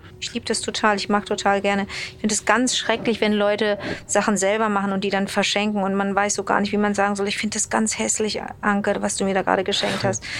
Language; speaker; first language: German; native; German